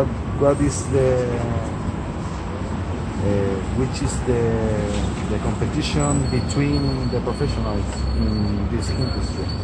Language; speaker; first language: English; non-native, learner; Spanish